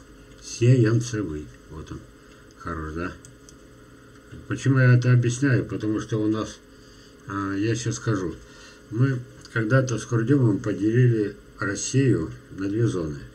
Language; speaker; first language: Russian; native; Russian